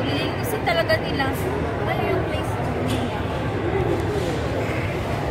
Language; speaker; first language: Filipino; non-native, local second language; Hiligaynon